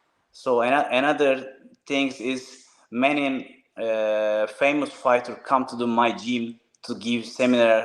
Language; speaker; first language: English; non-native, learner; Turkish